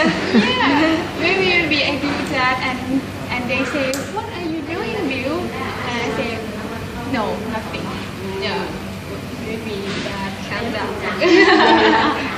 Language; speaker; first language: English; non-native, learner; Thai